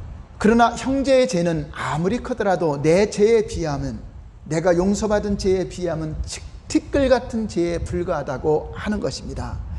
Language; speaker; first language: Korean; native; Korean